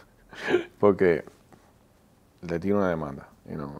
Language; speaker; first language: Spanish; early bilingual, heritage; Spanish